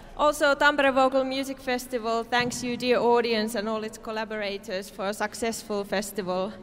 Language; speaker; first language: English; non-native, fluent; Finnish